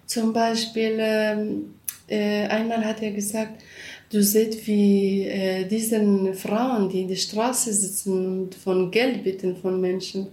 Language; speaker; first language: German; non-native, learner; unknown